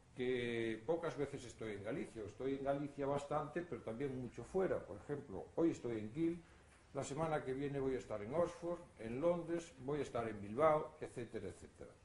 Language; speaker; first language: Spanish; non-native, local second language; Galician